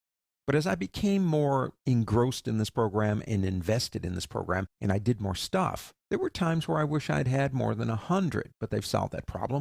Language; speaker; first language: English; native; English